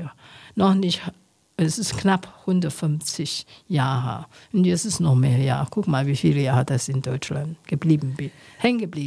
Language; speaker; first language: German; non-native, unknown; Chinese